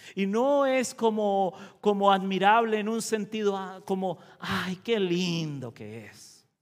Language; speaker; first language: Spanish; native; Spanish